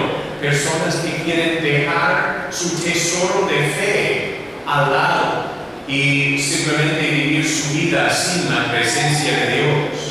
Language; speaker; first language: Spanish; non-native, learner; English